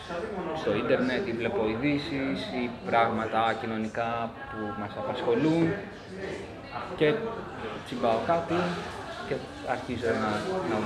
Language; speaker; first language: Greek; early bilingual, other home language; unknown